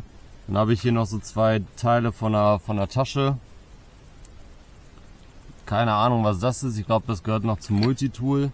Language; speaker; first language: German; native; German